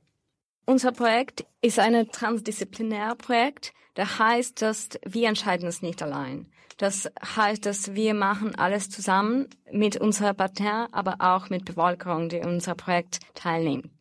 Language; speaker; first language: German; non-native, fluent; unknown